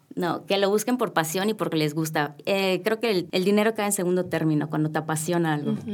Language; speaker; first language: Spanish; native; Spanish